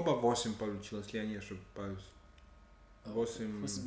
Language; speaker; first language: Russian; non-native, fluent; English